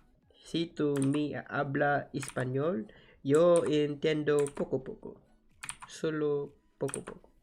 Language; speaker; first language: Spanish; non-native, learner; English